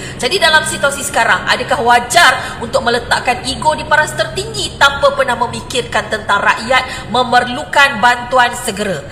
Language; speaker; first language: Malay; native; Malay